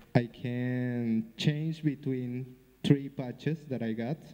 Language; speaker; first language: English; non-native, fluent; Spanish